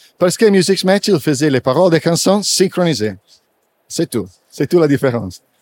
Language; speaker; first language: French; non-native, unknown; Italian